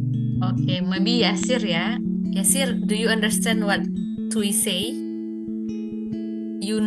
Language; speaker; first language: English; non-native, learner; Indonesian